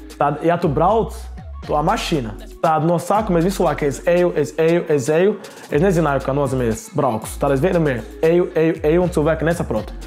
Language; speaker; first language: Latvian; non-native, learner; Portuguese